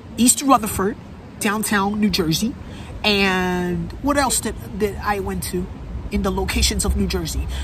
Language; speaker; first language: English; native; English